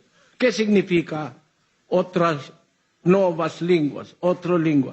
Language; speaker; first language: Portuguese; non-native, learner; Filipino